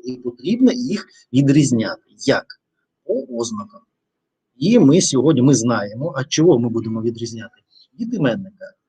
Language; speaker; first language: Ukrainian; non-native, learner; Russian